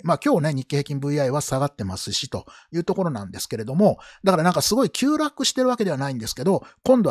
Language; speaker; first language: Japanese; native; Japanese